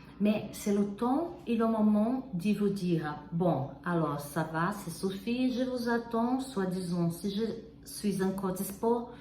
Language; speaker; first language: French; non-native, fluent; Portuguese